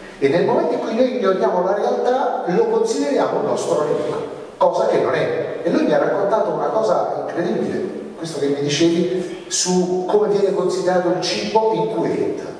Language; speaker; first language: Italian; native; Italian